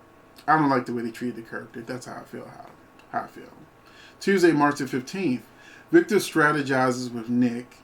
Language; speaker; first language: English; native; English